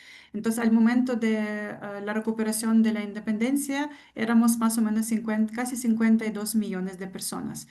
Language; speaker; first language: Spanish; non-native, fluent; Ukrainian